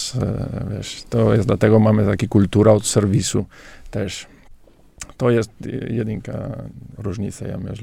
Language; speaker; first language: Polish; non-native, learner; Italian